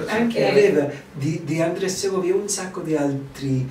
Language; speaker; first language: Italian; non-native, fluent; English